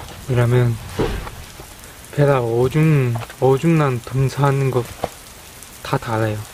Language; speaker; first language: Korean; non-native, learner; Chinese